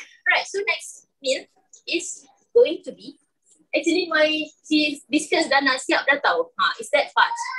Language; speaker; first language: English; non-native, local second language; Malay